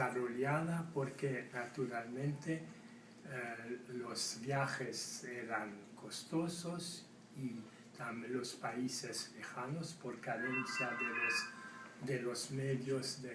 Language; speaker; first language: Spanish; non-native, fluent; French